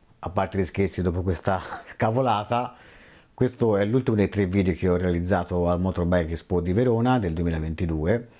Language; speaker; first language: Italian; native; Italian